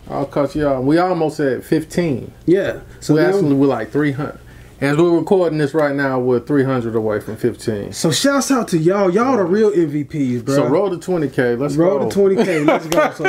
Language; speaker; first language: English; native; English